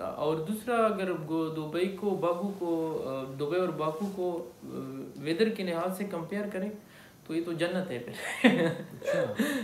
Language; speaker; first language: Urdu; non-native, local second language; Pashto